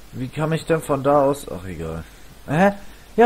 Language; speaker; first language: German; native; German